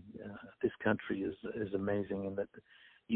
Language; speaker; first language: English; native; English